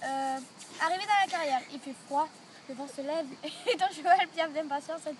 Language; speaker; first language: French; native; French